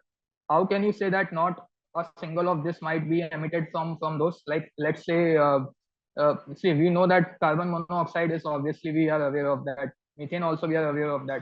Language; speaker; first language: English; non-native, local second language; Hindi